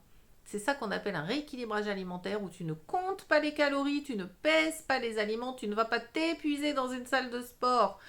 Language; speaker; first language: French; native; French